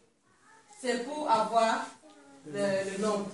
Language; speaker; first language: French; non-native, learner; Swahili